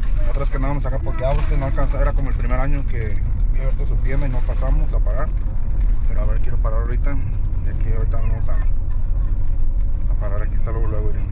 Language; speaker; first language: Spanish; early bilingual, heritage; Spanish